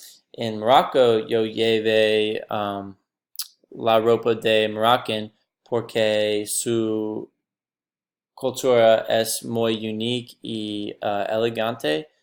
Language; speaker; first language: Spanish; non-native, learner; English